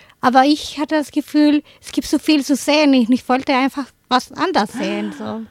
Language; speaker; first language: German; non-native, fluent; Spanish